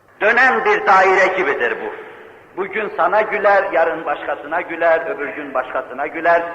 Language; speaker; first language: Turkish; native; Turkish